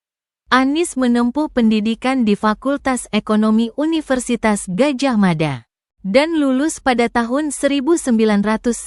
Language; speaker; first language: Indonesian; native; Indonesian